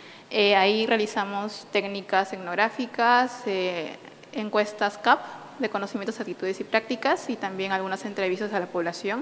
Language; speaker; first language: Spanish; native; Spanish